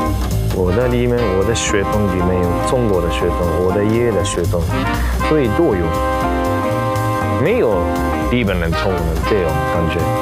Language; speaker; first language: Chinese; non-native, learner; Japanese